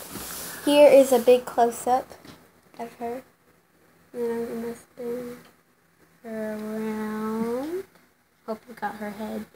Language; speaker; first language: English; native; English